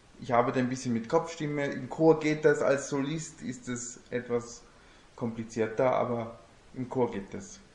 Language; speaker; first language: German; non-native, fluent; Italian